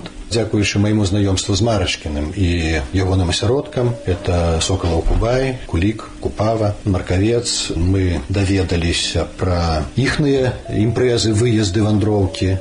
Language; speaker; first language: Belarusian; native; Belarusian